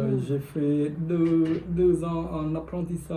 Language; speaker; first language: French; non-native, fluent; Khmer